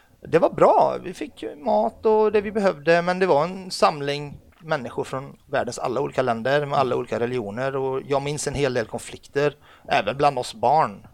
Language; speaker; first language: Swedish; early bilingual, other home language; Arabic